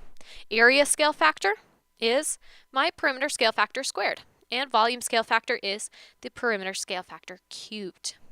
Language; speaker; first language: English; native; English